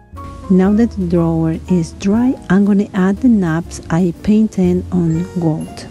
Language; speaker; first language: English; non-native, fluent; Spanish